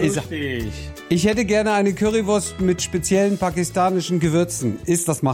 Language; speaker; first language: German; native; German